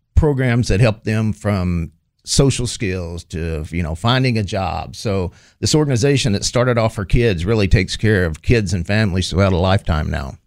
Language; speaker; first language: English; native; English